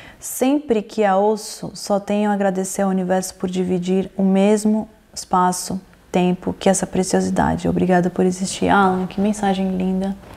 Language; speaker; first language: Portuguese; native; Portuguese